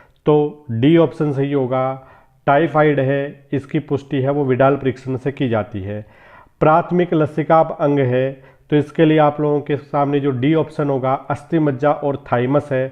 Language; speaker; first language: Hindi; native; Hindi